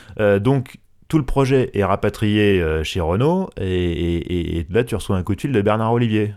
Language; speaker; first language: French; native; French